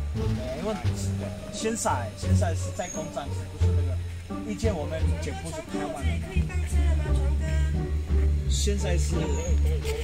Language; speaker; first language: Chinese; non-native, learner; Filipino